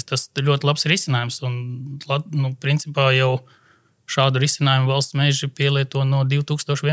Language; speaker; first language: Latvian; native; Latvian